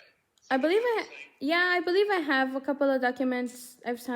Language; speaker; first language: English; native; English